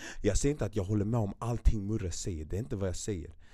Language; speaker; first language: Swedish; native; Swedish